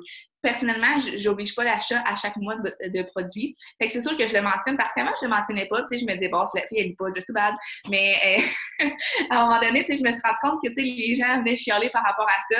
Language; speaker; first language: French; native; French